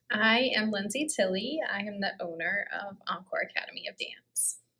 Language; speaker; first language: English; native; English